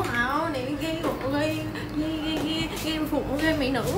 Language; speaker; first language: Chinese; non-native, learner; Vietnamese